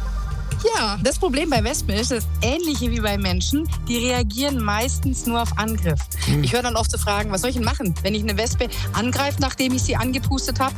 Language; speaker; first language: German; native; German